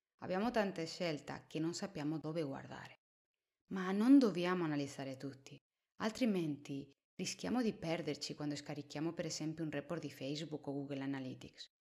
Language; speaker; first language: Italian; non-native, fluent; Spanish